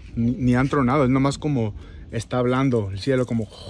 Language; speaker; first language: Spanish; early bilingual, other home language; English